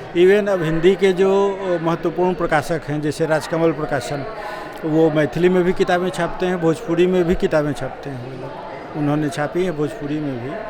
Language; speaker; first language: Hindi; non-native, local second language; Bhojpuri